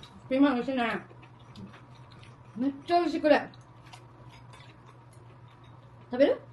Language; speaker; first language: Japanese; non-native, learner; Filipino